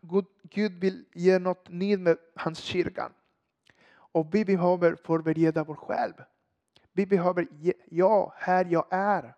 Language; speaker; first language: Swedish; non-native, fluent; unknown